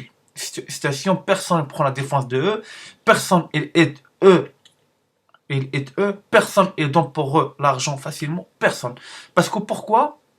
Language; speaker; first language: French; non-native, learner; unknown